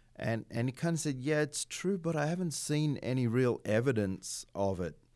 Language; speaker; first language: English; native; English